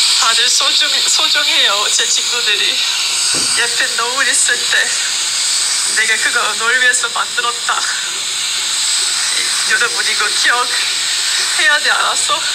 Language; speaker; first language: Korean; non-native, learner; English